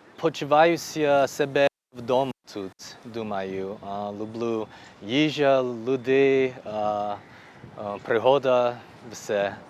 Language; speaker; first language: Ukrainian; non-native, learner; English